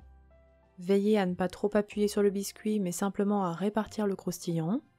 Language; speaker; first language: French; native; French